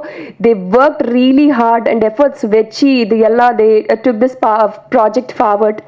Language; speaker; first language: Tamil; non-native, learner; Telugu